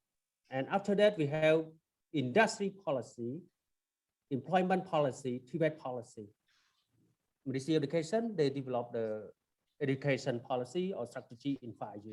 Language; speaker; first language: English; non-native, learner; Khmer